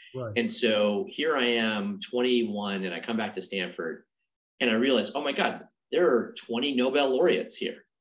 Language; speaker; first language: English; native; English